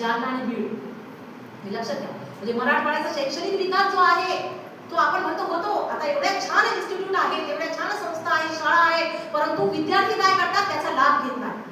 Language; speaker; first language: Marathi; non-native, local second language; Urdu